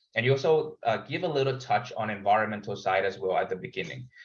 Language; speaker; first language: English; non-native, fluent; Thai